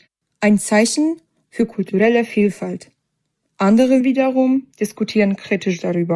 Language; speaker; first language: German; native; German